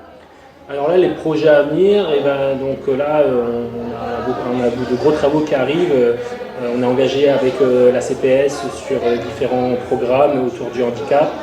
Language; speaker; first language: French; native; French